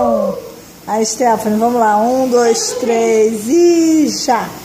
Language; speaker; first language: Portuguese; native; Portuguese